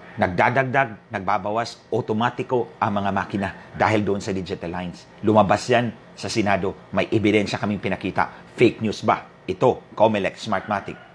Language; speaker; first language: Filipino; non-native, local second language; Waray